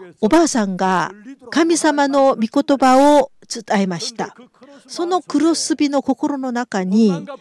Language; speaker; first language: Japanese; non-native, fluent; Korean